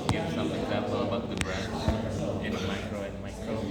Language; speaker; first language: English; non-native, learner; Indonesian